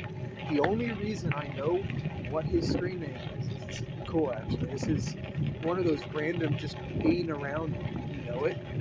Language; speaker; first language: English; native; English